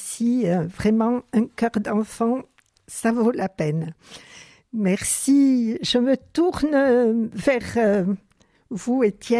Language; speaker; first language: French; native; French